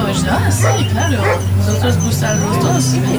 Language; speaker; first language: Spanish; non-native, learner; French